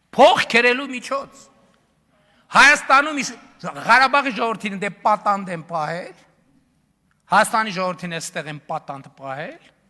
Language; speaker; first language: Armenian; native; Armenian